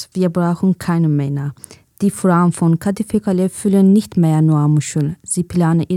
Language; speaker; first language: German; non-native, fluent; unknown